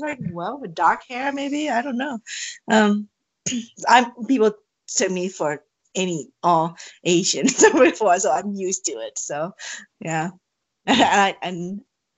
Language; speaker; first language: English; non-native, fluent; Thai